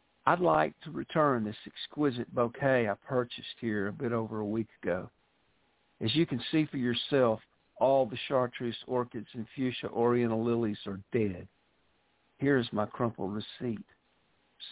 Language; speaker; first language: English; native; English